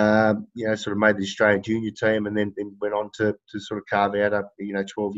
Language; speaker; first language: English; native; English